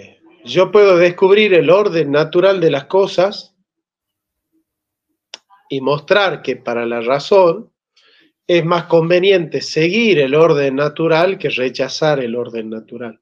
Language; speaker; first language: Spanish; native; Spanish